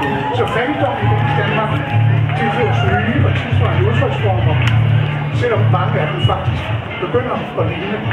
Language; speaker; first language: Danish; native; Danish